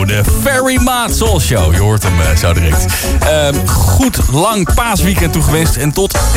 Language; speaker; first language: Dutch; native; Dutch